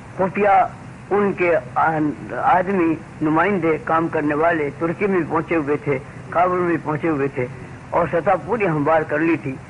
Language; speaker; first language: Urdu; native; Urdu